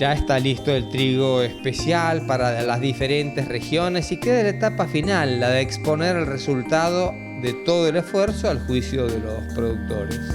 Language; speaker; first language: Spanish; native; Spanish